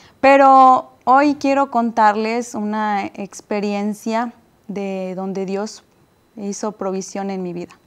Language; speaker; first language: Spanish; native; Spanish